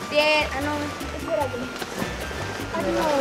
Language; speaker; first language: Spanish; native; Spanish